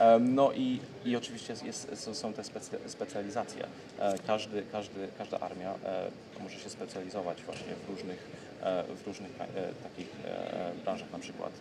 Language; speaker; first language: Polish; early bilingual, heritage; Polish